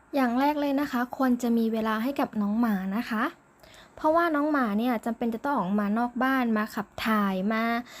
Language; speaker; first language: Thai; native; Thai